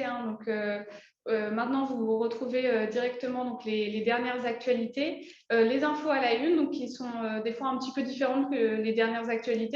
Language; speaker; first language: French; native; French